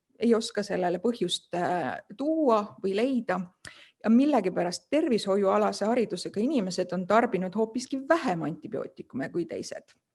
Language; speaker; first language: Estonian; native; Estonian